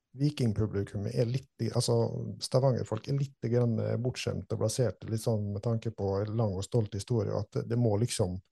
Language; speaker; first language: Norwegian; native; Norwegian